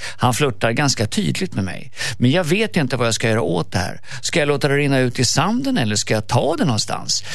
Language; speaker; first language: Swedish; native; Swedish